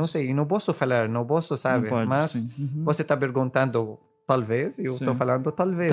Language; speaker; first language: Portuguese; non-native, learner; Arabic